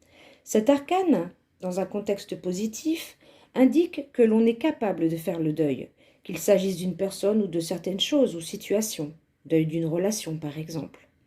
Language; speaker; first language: French; native; French